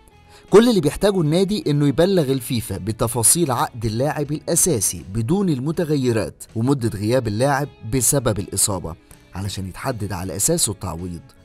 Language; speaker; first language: Arabic; native; Arabic